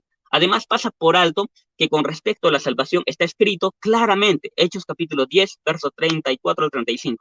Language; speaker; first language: Spanish; native; Spanish